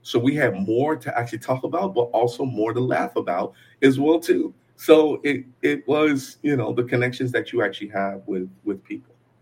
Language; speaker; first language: English; native; English